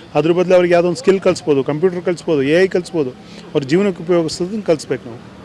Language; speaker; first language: Kannada; native; Kannada